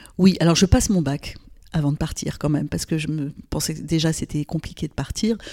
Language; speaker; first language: French; non-native, local second language; Arabic